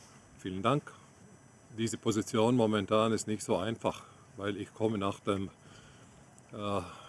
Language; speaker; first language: German; non-native, learner; Latvian